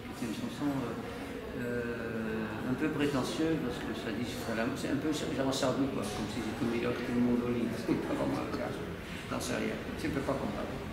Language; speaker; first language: French; non-native, fluent; Dutch